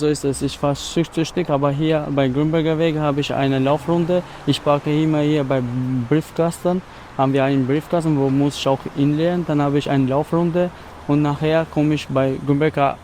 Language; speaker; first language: German; non-native, learner; Albanian